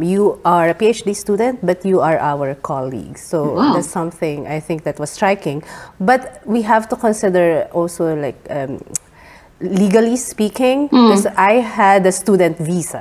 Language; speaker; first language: English; non-native, local second language; Filipino